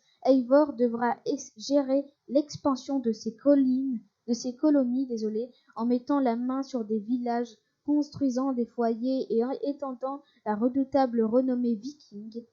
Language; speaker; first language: French; native; French